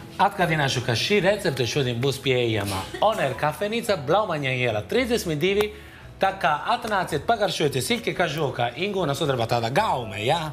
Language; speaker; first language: Latvian; non-native, fluent; Italian